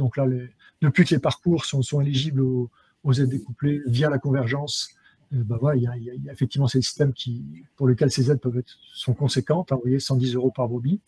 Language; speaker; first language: French; native; French